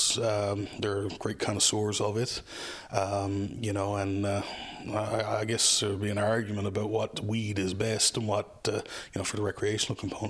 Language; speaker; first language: English; native; English